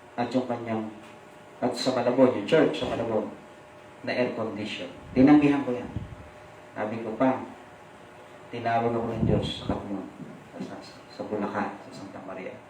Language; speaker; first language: Filipino; non-native, local second language; Pampanga